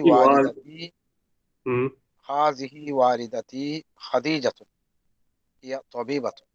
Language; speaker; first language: Arabic; non-native, learner; Divehi